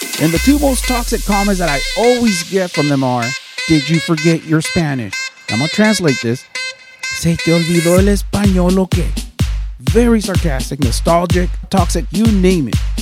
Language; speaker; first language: English; early bilingual, other home language; Spanish